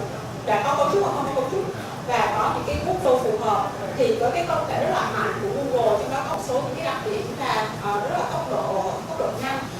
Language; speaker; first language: Vietnamese; native; Vietnamese